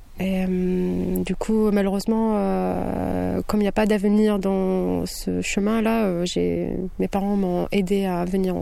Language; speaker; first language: French; non-native, local second language; Kabyle